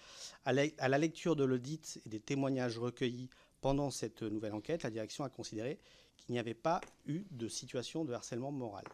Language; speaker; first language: French; native; French